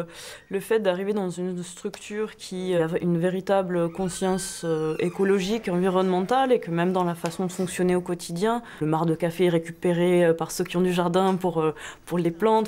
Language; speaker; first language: French; native; French